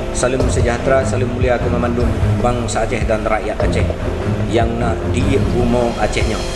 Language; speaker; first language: Malay; non-native, local second language; Achinese